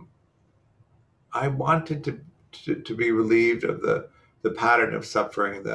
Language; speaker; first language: English; native; English